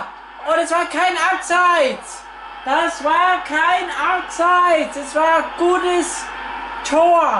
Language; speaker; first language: German; non-native, fluent; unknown